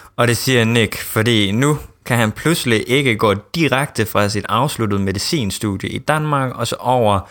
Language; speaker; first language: Danish; early bilingual, heritage; Danish